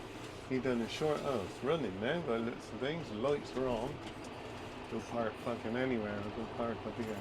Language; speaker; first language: English; native; English